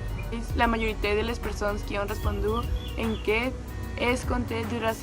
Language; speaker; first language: French; non-native, learner; Spanish